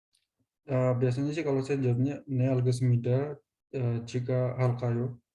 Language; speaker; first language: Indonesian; native; Indonesian